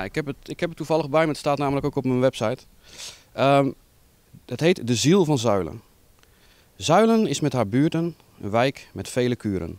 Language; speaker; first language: Dutch; native; Dutch